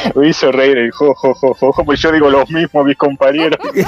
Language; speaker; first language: Spanish; native; Spanish